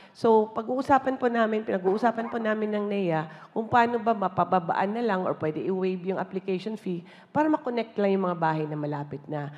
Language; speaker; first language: Filipino; non-native, local second language; Hiligaynon